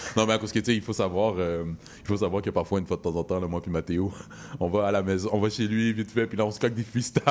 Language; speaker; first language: French; native; French